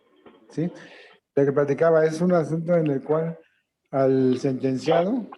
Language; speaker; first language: Spanish; native; Spanish